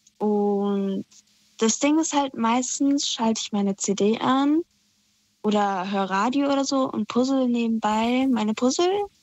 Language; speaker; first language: German; native; German